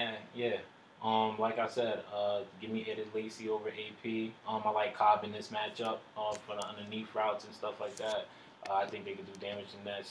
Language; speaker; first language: English; native; English